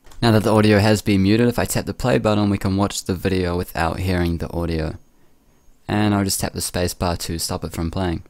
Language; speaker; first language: English; native; English